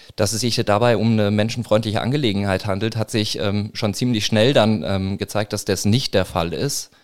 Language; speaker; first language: German; native; German